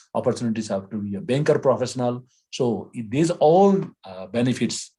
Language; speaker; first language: English; non-native, local second language; Nepali